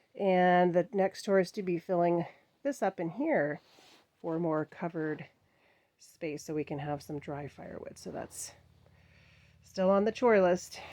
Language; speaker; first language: English; native; English